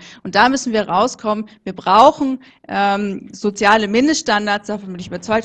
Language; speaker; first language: German; native; German